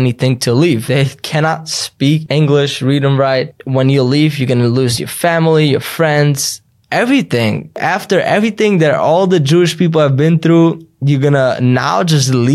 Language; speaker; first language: English; early bilingual, other home language; Yiddish